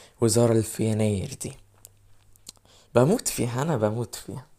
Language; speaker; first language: Arabic; native; Arabic